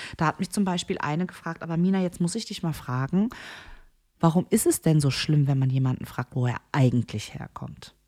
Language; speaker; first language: German; early bilingual, other home language; Korean